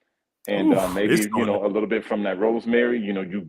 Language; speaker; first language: English; native; English